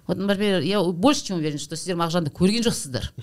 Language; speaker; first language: Russian; non-native, local second language; Kazakh